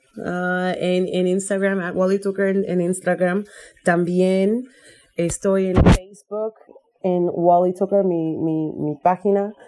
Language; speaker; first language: Spanish; non-native, fluent; English